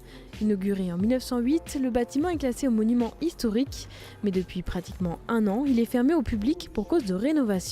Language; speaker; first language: French; native; French